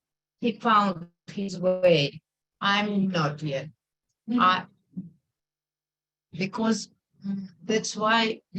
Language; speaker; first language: English; non-native, learner; Russian